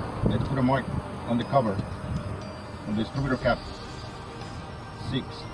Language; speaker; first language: English; non-native, fluent; Spanish